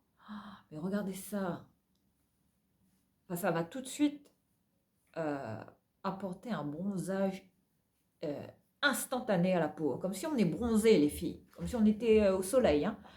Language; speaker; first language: French; native; French